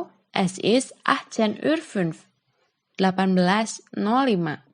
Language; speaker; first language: German; non-native, fluent; Indonesian